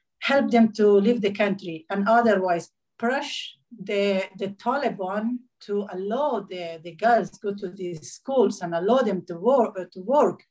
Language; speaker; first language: English; non-native, learner; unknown